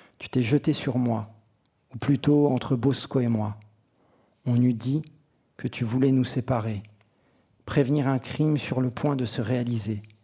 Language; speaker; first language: French; native; French